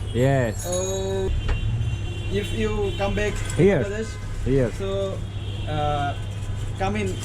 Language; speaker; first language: English; non-native, learner; Turkish